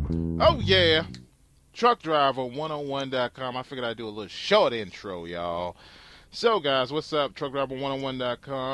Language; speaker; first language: English; native; English